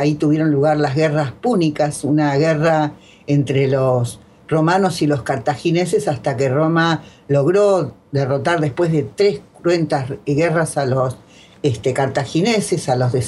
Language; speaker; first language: Spanish; native; Spanish